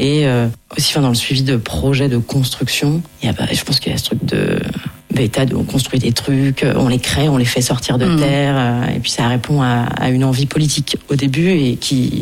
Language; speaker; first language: French; native; French